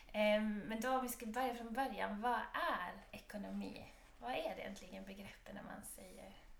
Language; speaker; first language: Swedish; native; Swedish